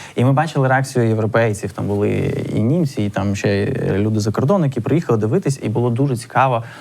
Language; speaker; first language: Ukrainian; non-native, local second language; Russian